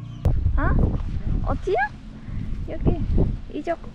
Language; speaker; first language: Korean; non-native, fluent; Vietnamese